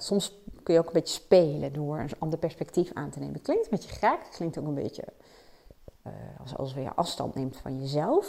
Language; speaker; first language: Dutch; native; Dutch